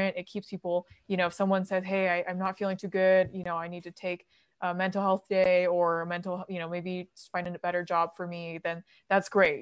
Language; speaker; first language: English; native; English